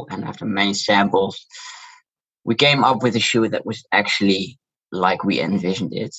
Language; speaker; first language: English; non-native, fluent; Dutch